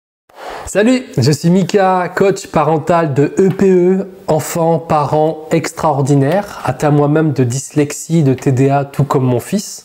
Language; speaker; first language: French; native; French